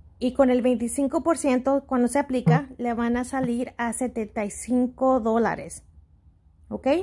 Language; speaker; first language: Spanish; early bilingual, heritage; Spanish